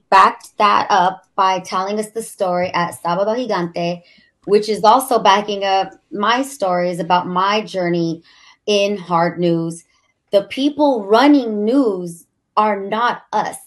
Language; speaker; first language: English; native; English